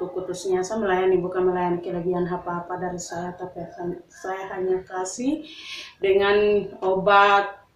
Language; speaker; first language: Indonesian; non-native, local second language; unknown